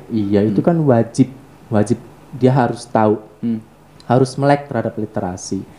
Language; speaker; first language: Indonesian; native; Indonesian